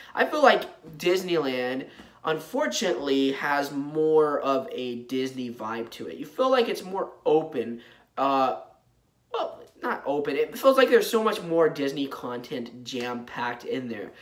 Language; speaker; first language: English; native; English